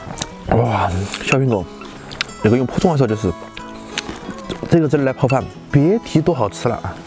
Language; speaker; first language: Chinese; native; Chinese